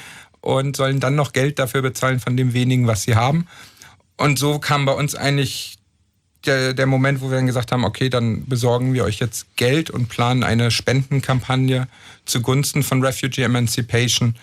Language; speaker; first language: German; native; German